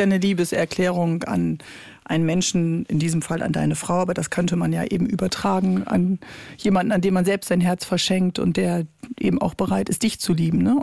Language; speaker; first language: German; native; German